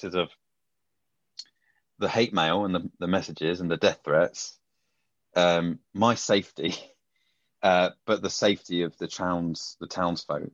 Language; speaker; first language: English; native; English